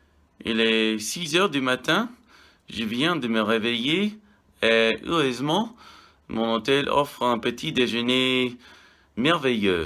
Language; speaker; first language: French; non-native, learner; English